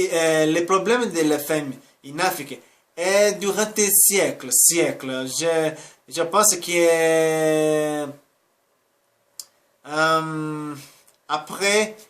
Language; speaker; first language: French; non-native, learner; Spanish